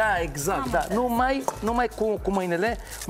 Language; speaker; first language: Romanian; non-native, learner; Hebrew